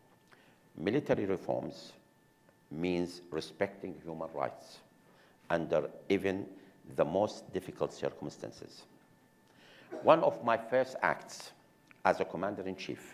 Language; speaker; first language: English; non-native, fluent; Arabic